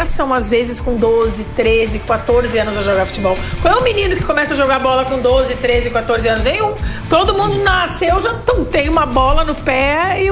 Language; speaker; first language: Portuguese; native; Portuguese